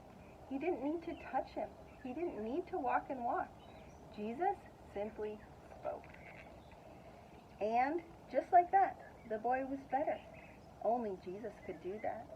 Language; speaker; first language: English; native; English